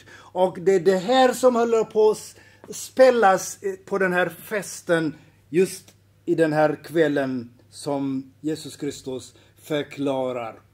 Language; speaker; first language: Swedish; non-native, fluent; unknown